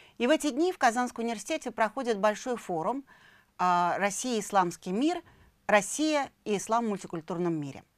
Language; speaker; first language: Russian; native; Russian